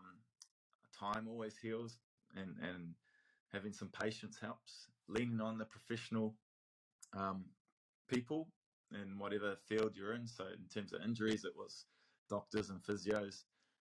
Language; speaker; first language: English; native; English